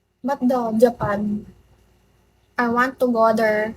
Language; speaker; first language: English; non-native, learner; Filipino